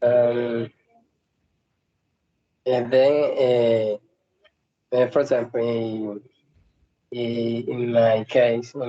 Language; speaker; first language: English; non-native, learner; Spanish